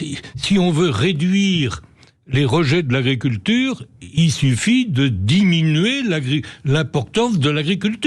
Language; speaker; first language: French; native; French